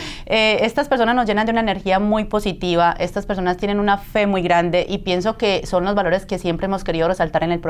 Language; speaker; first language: Spanish; native; Spanish